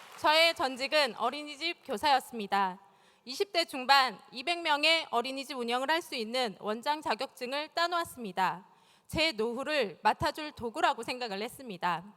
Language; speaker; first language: Korean; native; Korean